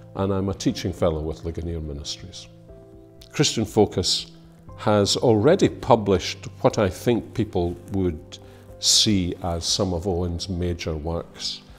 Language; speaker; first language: English; native; English